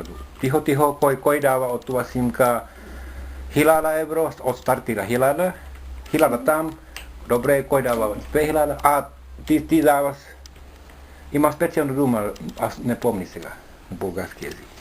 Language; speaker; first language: Bulgarian; non-native, learner; Finnish